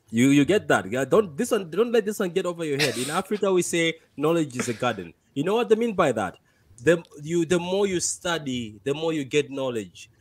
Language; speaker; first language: English; non-native, local second language; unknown